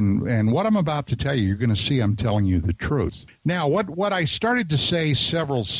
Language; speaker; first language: English; native; English